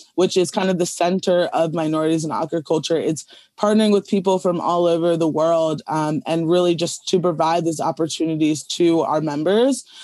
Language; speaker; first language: English; native; English